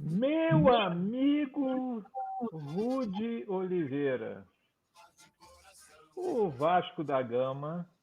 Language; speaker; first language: Portuguese; native; Portuguese